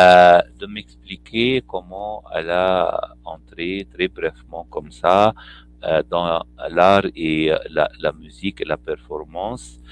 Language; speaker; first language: French; non-native, fluent; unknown